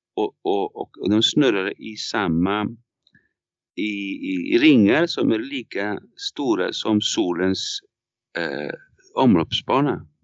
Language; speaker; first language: Swedish; non-native, fluent; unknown